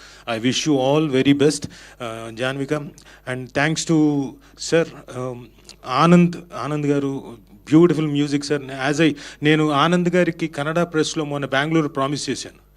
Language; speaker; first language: Telugu; native; Telugu